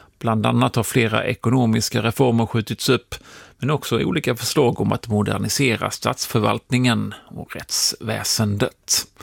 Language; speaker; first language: Swedish; native; Swedish